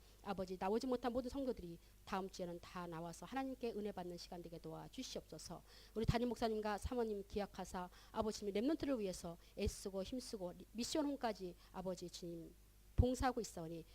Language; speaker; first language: Korean; native; Korean